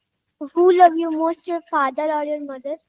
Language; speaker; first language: English; non-native, learner; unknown